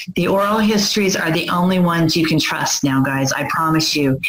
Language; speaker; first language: English; native; English